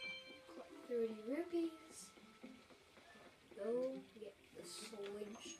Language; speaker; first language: English; native; English